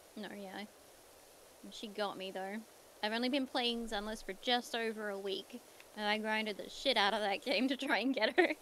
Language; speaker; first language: English; native; English